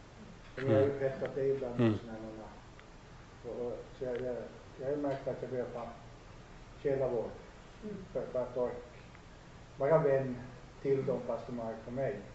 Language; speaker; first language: Swedish; non-native, fluent; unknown